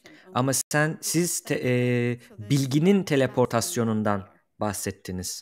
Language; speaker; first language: Turkish; native; Turkish